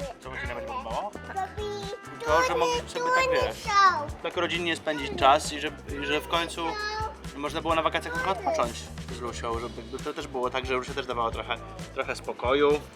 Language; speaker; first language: Polish; native; Polish